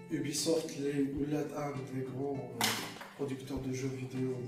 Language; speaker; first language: French; non-native, local second language; Arabic